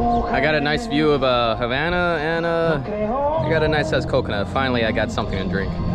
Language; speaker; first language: English; native; English